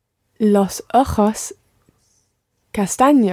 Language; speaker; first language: Spanish; non-native, learner; English